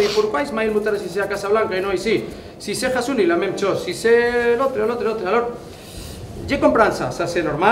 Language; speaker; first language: French; non-native, fluent; Spanish